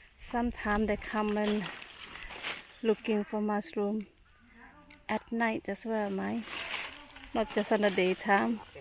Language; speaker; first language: English; non-native, fluent; Thai